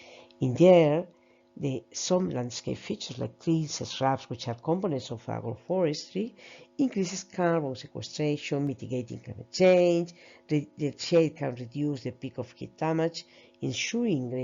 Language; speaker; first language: English; non-native, fluent; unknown